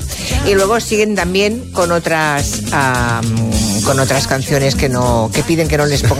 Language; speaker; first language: Spanish; native; Spanish